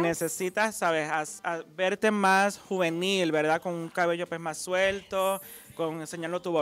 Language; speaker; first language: Spanish; native; Spanish